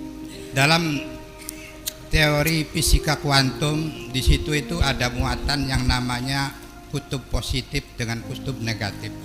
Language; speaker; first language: Indonesian; non-native, local second language; Javanese